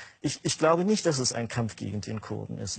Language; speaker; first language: German; non-native, fluent; Kurdish